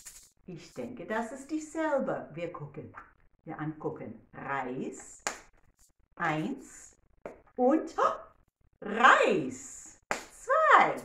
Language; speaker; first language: German; non-native, learner; English